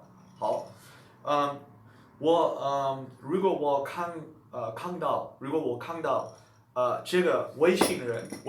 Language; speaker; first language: Chinese; non-native, learner; Dutch